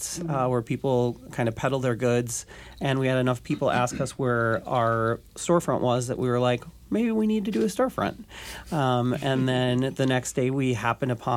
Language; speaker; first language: English; native; English